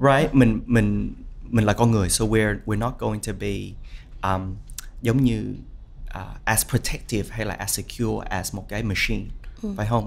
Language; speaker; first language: Vietnamese; early bilingual, heritage; Vietnamese